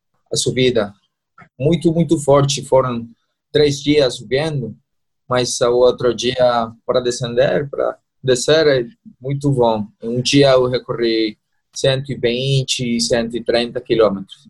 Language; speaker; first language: Portuguese; non-native, learner; Spanish